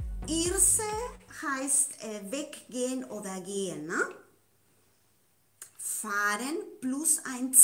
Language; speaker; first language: German; non-native, fluent; Spanish